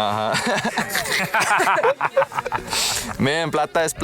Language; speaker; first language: Spanish; non-native, learner; Danish